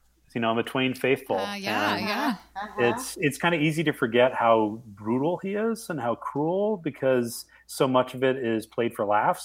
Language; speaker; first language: English; native; English